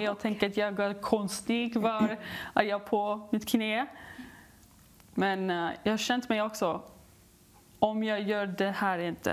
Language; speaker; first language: Swedish; non-native, learner; English